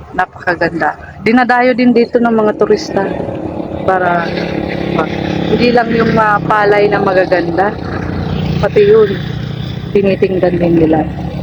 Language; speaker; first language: Filipino; non-native, local second language; Bikol